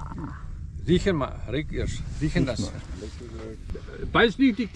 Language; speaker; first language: German; non-native, learner; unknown